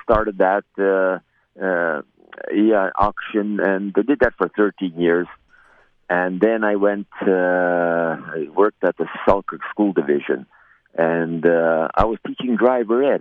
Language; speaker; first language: English; native; English